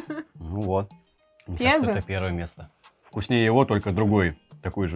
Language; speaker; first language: Russian; native; Russian